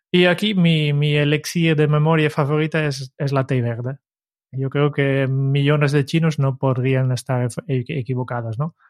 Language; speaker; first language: Spanish; non-native, fluent; Dutch